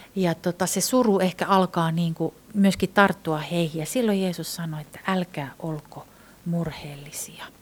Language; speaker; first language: Finnish; non-native, fluent; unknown